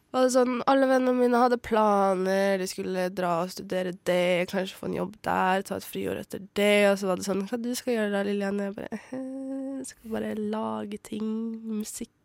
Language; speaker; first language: Norwegian; native; Norwegian